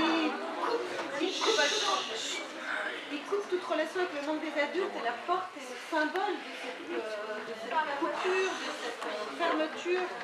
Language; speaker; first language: French; native; French